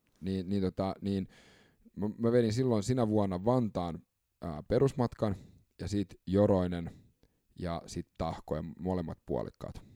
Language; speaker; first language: Finnish; early bilingual, other home language; English